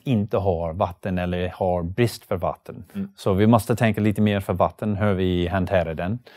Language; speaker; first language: Swedish; non-native, learner; English